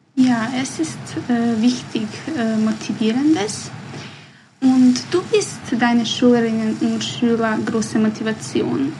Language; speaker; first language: German; non-native, learner; Bosnian